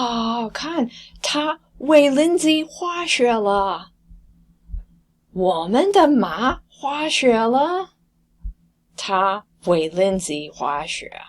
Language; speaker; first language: Chinese; non-native, fluent; English